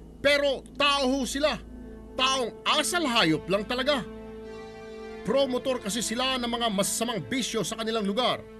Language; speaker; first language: Filipino; native; Filipino